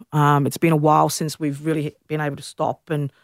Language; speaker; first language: English; native; English